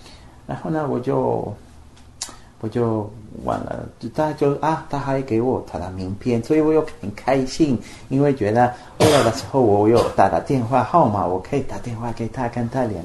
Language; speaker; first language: Chinese; non-native, fluent; Spanish